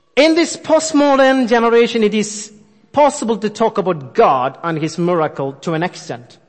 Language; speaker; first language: English; non-native, local second language; Malayalam